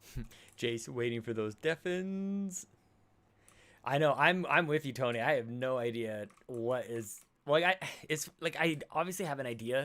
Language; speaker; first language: English; native; English